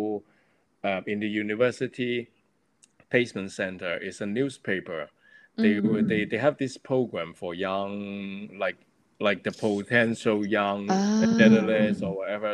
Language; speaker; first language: English; non-native, local second language; Cantonese